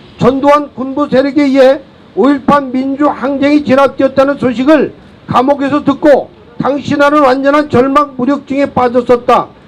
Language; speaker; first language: Korean; native; Korean